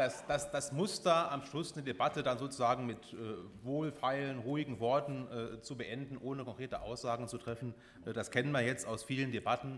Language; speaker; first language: German; native; German